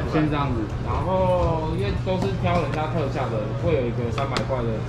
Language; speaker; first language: Chinese; native; Chinese